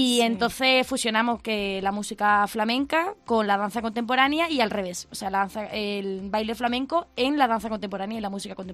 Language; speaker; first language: Spanish; native; Spanish